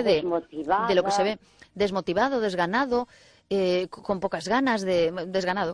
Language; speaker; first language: Spanish; native; Spanish